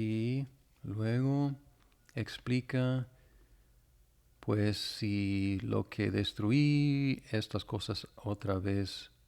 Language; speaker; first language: Spanish; non-native, fluent; English